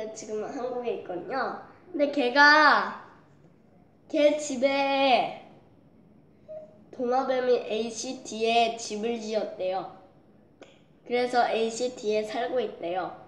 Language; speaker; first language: Korean; early bilingual, heritage; Korean